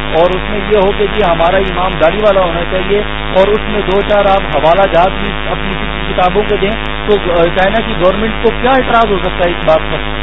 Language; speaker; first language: Urdu; native; Urdu